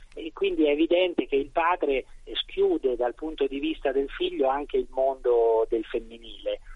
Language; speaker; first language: Italian; native; Italian